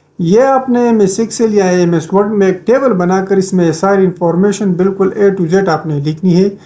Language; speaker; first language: Urdu; native; Urdu